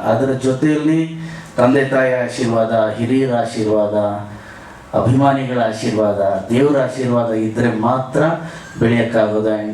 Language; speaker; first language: Kannada; native; Kannada